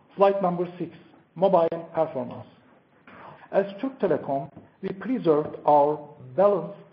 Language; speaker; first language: English; non-native, fluent; Turkish